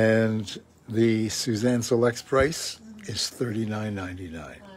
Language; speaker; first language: English; native; English